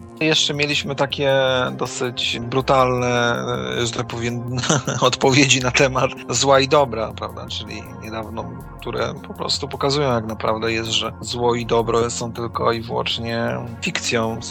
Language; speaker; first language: Polish; native; Polish